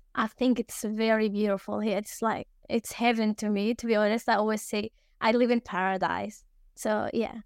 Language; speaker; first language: English; early bilingual, other home language; Arabic